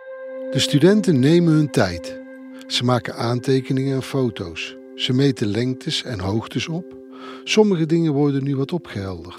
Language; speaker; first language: Dutch; native; Dutch